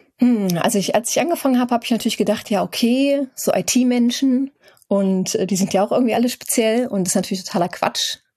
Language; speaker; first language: German; native; German